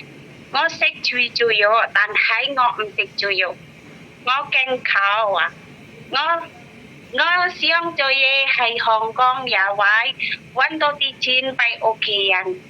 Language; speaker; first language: Cantonese; non-native, learner; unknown